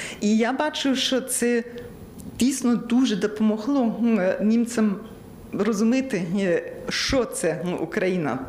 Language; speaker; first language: Ukrainian; non-native, learner; German